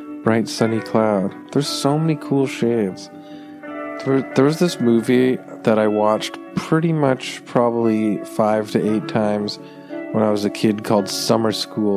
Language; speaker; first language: English; native; English